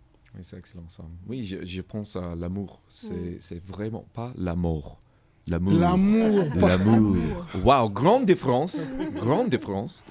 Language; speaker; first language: French; non-native, learner; English